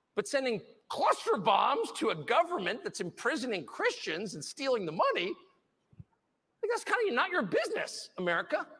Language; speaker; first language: English; native; English